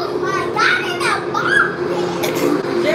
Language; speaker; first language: English; native; English